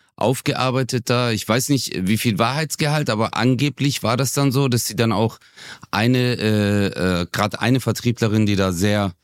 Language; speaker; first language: German; native; German